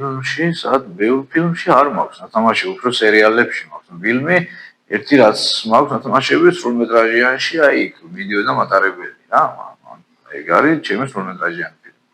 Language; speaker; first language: Georgian; native; Georgian